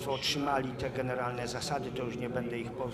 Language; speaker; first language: Polish; native; Polish